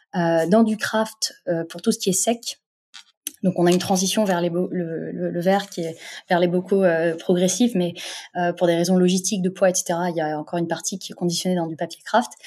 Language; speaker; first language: French; non-native, local second language; Arabic